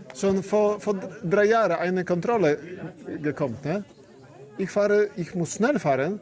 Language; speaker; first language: German; non-native, learner; Polish